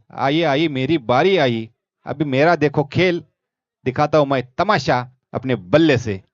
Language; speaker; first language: Hindi; non-native, local second language; Marathi